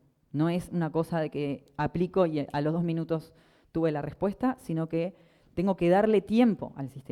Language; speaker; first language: Spanish; native; Spanish